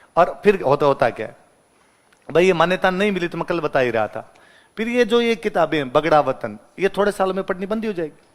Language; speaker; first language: Hindi; native; Hindi